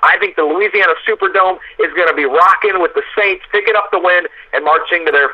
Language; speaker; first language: English; native; English